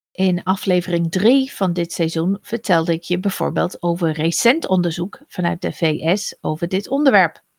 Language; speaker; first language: Dutch; non-native, fluent; English